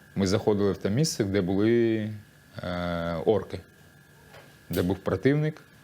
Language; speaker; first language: Ukrainian; early bilingual, other home language; Russian